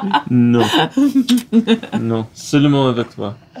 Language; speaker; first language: French; non-native, learner; English